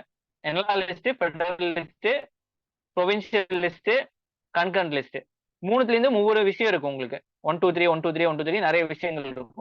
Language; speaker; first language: Tamil; native; Tamil